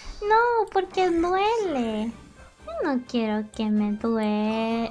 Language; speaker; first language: Spanish; early bilingual, heritage; Spanish